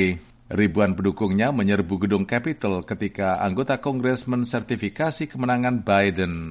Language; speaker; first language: Indonesian; native; Indonesian